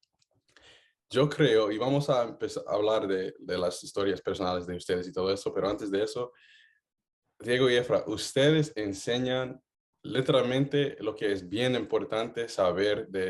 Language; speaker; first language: Spanish; non-native, fluent; English